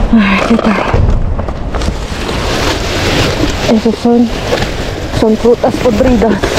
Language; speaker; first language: Spanish; non-native, fluent; Filipino